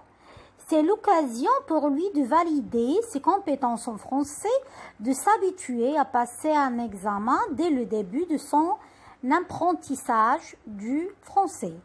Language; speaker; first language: French; non-native, fluent; Arabic